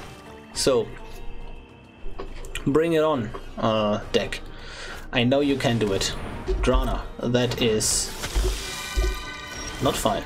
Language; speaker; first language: English; non-native, fluent; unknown